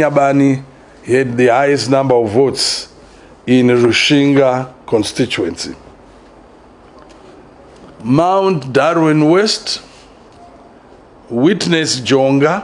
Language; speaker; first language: English; non-native, local second language; Shona